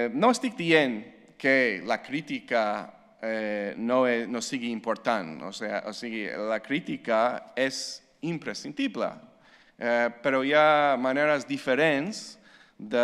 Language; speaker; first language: Catalan; non-native, fluent; English